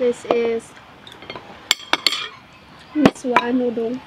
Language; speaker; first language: English; non-native, learner; Cebuano